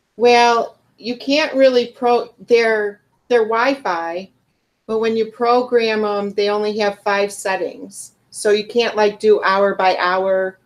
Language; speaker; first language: English; native; English